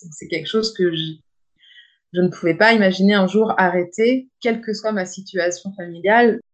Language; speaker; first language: French; native; French